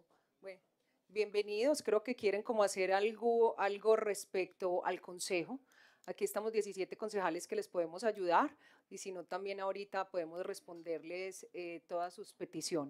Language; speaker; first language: Spanish; native; Spanish